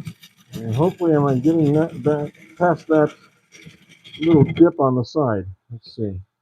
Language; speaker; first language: English; native; English